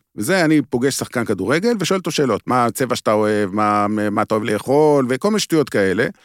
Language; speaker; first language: Hebrew; native; Hebrew